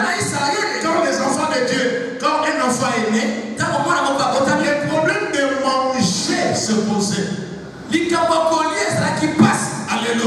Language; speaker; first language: French; non-native, local second language; Lingala